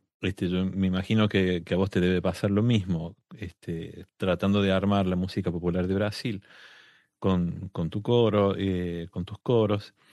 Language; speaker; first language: Spanish; native; Spanish